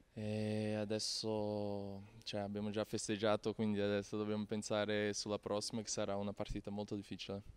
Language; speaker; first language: Italian; non-native, fluent; Portuguese